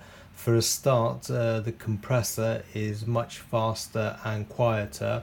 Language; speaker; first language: English; native; English